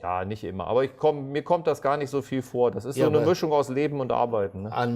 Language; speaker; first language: German; native; German